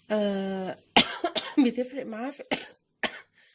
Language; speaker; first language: Arabic; native; Arabic